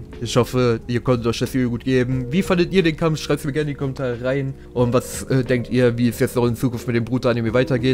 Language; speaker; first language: German; native; German